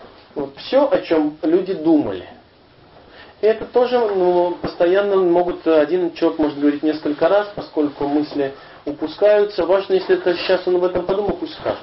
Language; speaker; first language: Russian; native; Russian